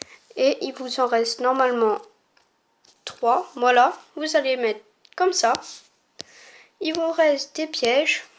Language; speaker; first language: French; native; French